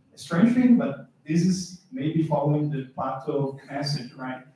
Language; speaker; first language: English; non-native, fluent; Portuguese